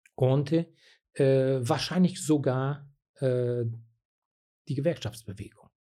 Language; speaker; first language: German; non-native, fluent; Portuguese